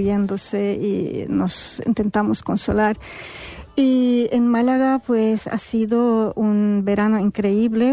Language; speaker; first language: Spanish; non-native, fluent; Arabic